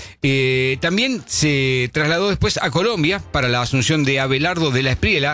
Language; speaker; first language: Spanish; native; Spanish